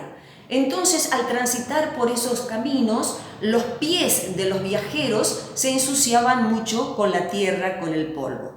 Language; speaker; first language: Spanish; native; Spanish